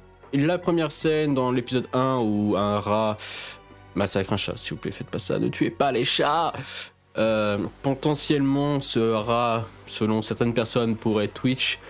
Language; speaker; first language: French; native; French